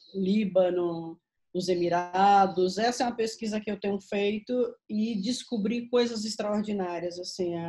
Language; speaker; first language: Portuguese; native; Portuguese